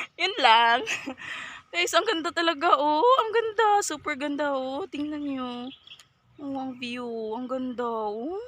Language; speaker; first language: Filipino; non-native, local second language; Kinaray-a